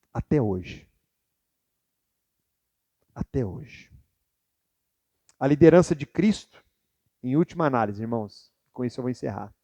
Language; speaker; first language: Portuguese; native; Portuguese